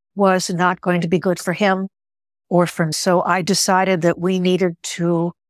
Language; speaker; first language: English; early bilingual, other home language; Greek